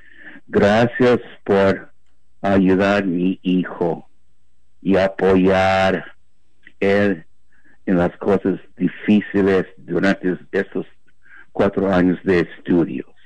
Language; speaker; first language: Spanish; non-native, fluent; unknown